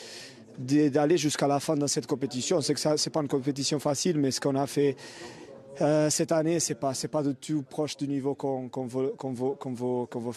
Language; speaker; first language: French; non-native, fluent; Portuguese